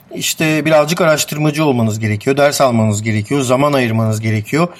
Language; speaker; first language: Turkish; non-native, local second language; Armenian